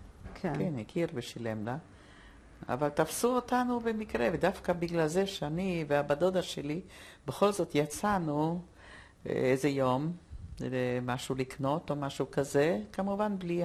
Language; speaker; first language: Hebrew; non-native, fluent; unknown